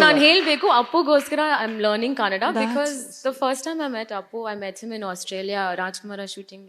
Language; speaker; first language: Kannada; non-native, learner; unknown